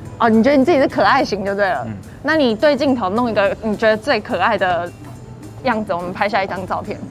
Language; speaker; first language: Chinese; native; Chinese